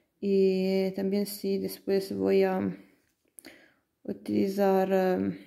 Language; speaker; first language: Spanish; non-native, learner; Italian